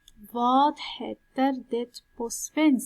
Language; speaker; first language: Swedish; non-native, fluent; Pashto